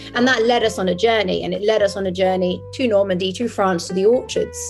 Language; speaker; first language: English; early bilingual, other home language; French